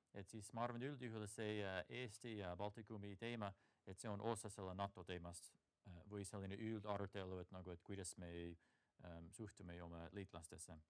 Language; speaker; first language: Estonian; non-native, fluent; English